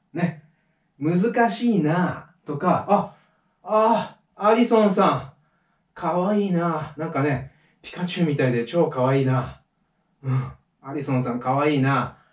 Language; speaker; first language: Japanese; native; Japanese